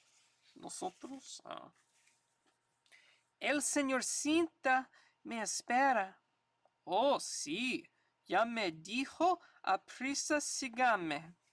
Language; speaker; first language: Spanish; non-native, learner; English